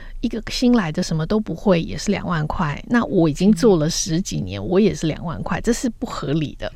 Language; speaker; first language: Chinese; native; Chinese